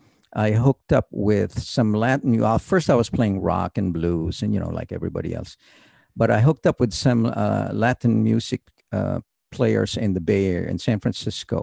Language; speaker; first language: English; early bilingual, other home language; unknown